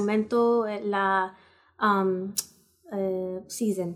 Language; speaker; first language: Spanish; early bilingual, heritage; Spanish